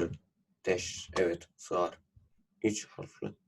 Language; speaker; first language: Turkish; non-native, fluent; Urdu